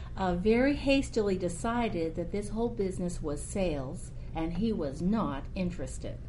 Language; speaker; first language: English; native; English